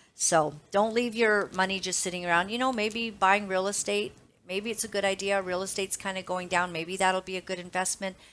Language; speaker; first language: English; native; English